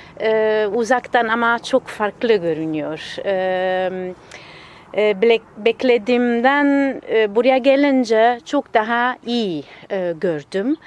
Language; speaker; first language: Turkish; non-native, fluent; Italian